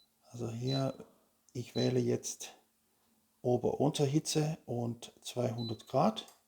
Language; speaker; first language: German; non-native, fluent; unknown